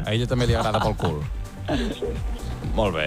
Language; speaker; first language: Catalan; native; Catalan